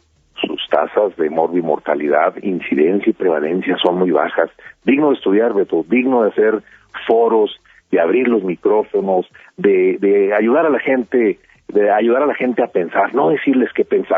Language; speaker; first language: Spanish; native; Spanish